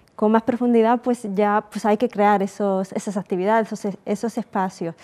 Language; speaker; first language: Spanish; native; Spanish